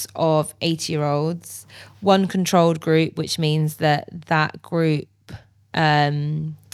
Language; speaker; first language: English; native; English